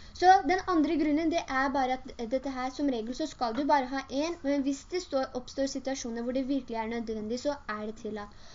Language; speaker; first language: Norwegian; early bilingual, other home language; Urdu